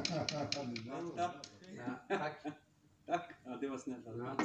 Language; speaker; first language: Swedish; early bilingual, other home language; Turkish